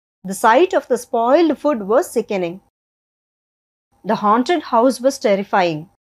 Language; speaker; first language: English; non-native, local second language; Tamil